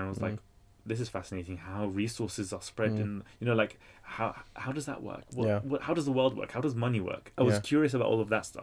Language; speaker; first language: English; native; English